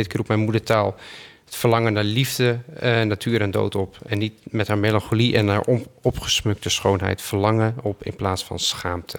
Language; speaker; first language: Dutch; native; Dutch